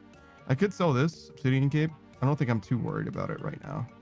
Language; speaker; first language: English; native; English